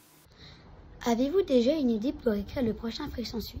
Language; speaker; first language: French; native; French